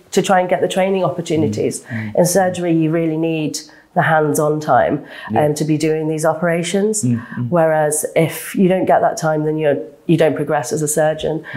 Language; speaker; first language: English; native; English